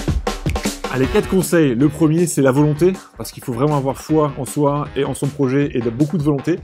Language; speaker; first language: French; native; French